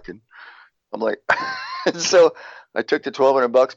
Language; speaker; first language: English; native; English